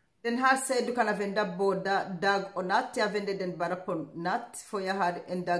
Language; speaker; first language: Swedish; non-native, learner; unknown